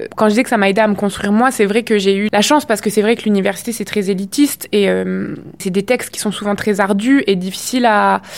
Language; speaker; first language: French; native; French